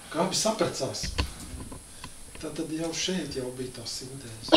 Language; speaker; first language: Latvian; native; Latvian